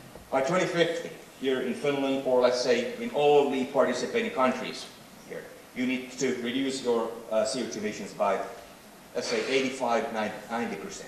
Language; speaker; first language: English; non-native, fluent; Swedish